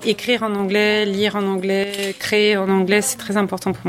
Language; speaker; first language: French; early bilingual, other home language; English